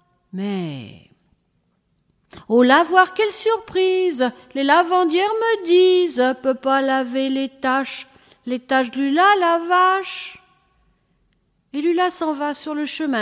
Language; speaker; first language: French; native; French